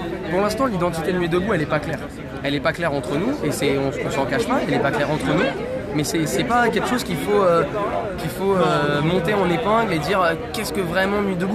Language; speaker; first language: French; native; French